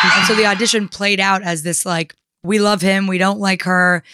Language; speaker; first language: English; native; English